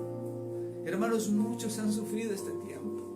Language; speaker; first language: Spanish; native; Spanish